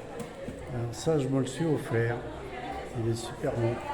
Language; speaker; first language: French; native; French